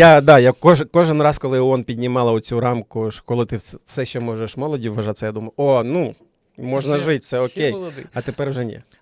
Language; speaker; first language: Ukrainian; native; Ukrainian